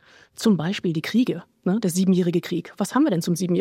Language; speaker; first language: German; native; German